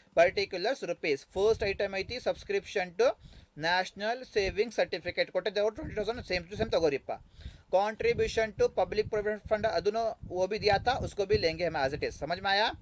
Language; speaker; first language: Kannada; non-native, local second language; Urdu